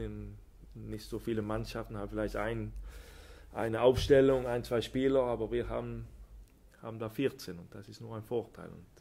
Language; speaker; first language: German; non-native, fluent; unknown